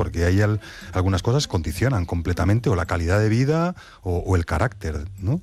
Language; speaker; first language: Spanish; native; Spanish